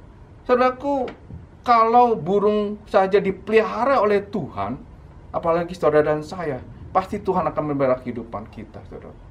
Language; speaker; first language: Indonesian; native; Indonesian